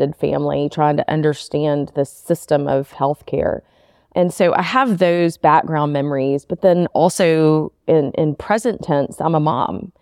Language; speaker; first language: English; native; English